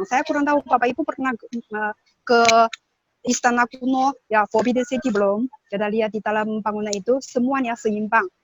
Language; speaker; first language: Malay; non-native, learner; Chinese